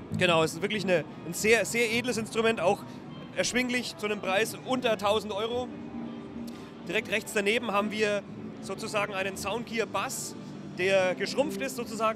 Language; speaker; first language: German; native; German